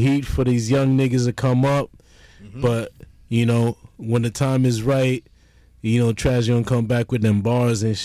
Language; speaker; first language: English; early bilingual, other home language; Jamaican Creole English